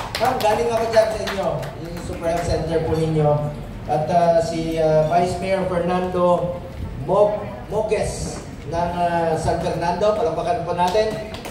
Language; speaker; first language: Filipino; non-native, local second language; Cebuano